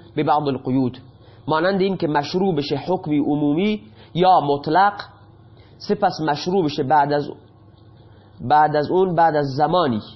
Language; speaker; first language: Persian; non-native, local second language; Baluchi